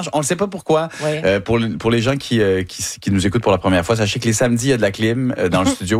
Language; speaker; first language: French; native; French